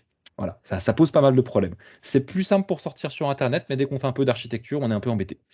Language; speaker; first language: French; native; French